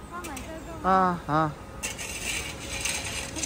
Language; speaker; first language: Chinese; non-native, fluent; Vietnamese